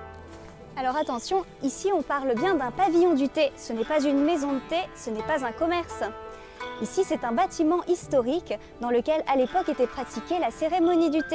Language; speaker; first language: French; native; French